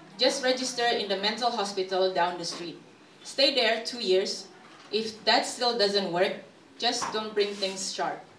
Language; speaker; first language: English; early bilingual, other home language; Indonesian